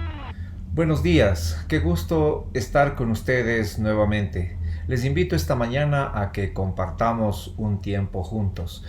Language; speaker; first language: Spanish; native; Spanish